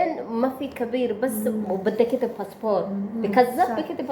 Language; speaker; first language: Arabic; non-native, learner; Oromo